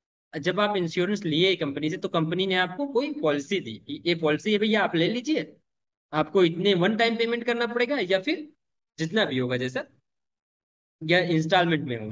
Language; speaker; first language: Hindi; native; Hindi